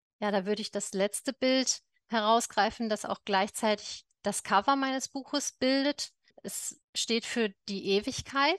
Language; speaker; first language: German; native; German